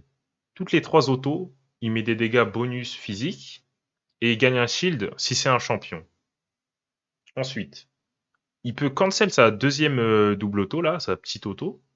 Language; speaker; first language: French; native; French